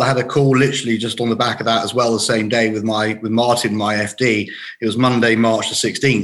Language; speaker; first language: English; native; English